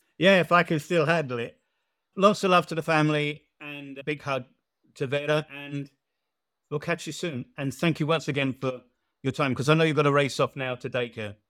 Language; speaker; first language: English; native; English